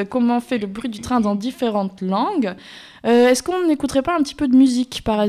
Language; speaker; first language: French; native; French